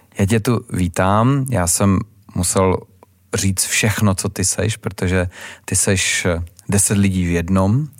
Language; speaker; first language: Czech; native; Czech